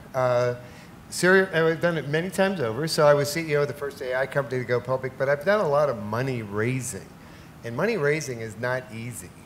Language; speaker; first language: English; native; English